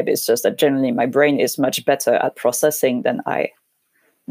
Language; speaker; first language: English; non-native, fluent; French